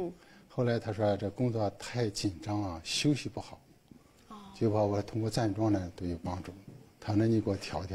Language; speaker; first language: Chinese; native; Chinese